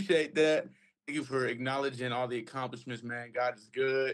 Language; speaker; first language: English; native; English